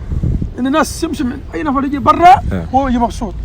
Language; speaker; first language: Arabic; non-native, learner; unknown